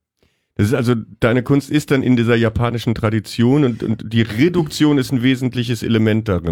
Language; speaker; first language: German; native; German